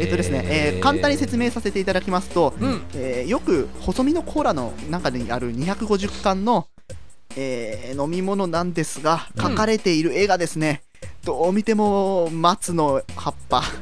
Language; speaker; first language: Japanese; native; Japanese